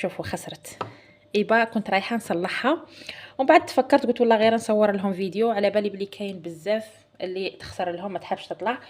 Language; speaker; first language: Arabic; native; Arabic